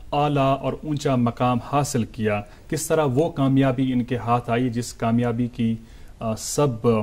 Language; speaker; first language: Hindi; non-native, local second language; Kashmiri